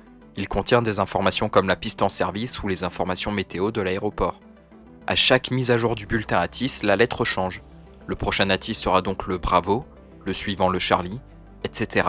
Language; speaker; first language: French; native; French